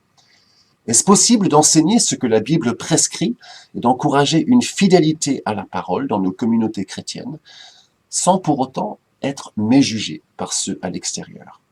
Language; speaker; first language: French; native; French